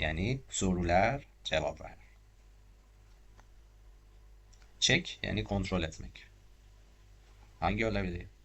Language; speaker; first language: Turkish; non-native, learner; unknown